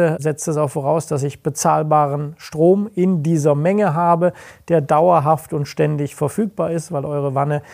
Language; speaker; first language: German; native; German